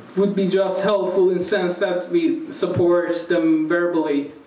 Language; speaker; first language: English; non-native, fluent; Persian